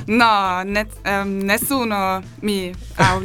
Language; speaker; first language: Italian; non-native, learner; German